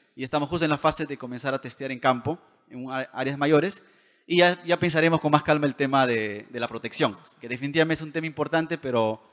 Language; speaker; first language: Spanish; native; Spanish